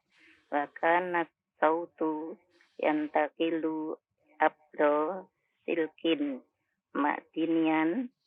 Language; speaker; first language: Arabic; non-native, learner; Indonesian